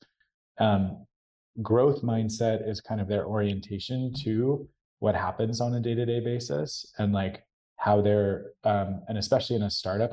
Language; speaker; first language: English; native; English